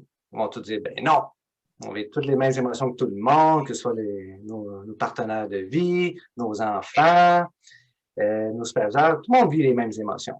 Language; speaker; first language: French; native; French